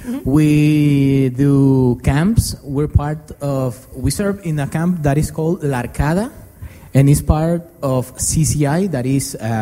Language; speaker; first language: English; non-native, learner; Spanish